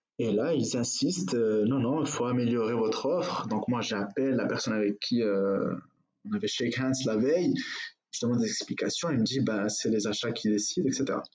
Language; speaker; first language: French; non-native, local second language; Arabic